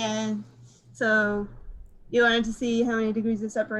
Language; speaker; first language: English; native; English